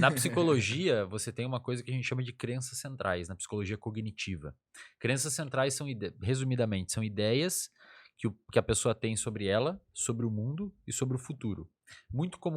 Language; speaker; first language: Portuguese; native; Portuguese